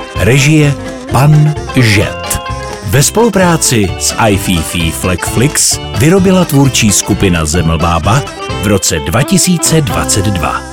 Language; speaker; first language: Czech; native; Czech